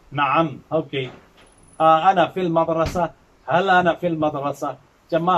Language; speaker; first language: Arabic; non-native, fluent; Burmese